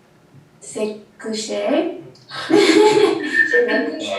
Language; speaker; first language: French; non-native, learner; English